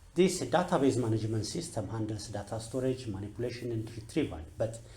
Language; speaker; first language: English; non-native, local second language; Amharic